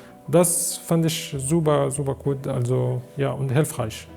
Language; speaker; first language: German; non-native, learner; Arabic